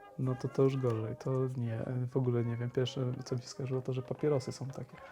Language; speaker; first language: Polish; native; Polish